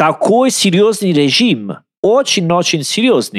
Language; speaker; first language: Russian; non-native, learner; Italian